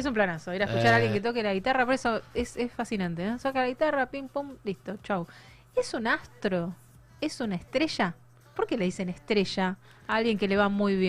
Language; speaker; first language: Spanish; native; Spanish